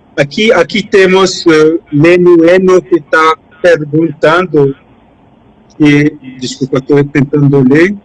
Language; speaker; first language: Portuguese; non-native, fluent; French